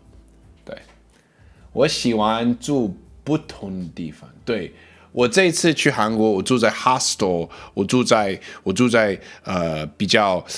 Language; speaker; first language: Chinese; early bilingual, heritage; English